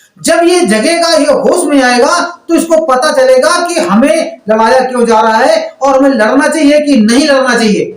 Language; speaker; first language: Hindi; native; Hindi